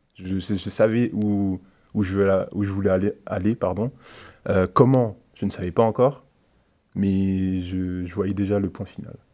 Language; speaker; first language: French; early bilingual, other home language; Haitian Creole